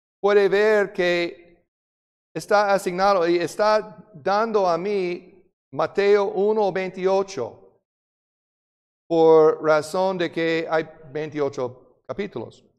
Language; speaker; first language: Spanish; non-native, fluent; English